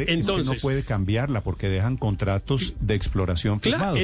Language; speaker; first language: Spanish; native; Spanish